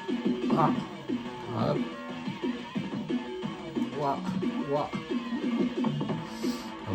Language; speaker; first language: French; native; French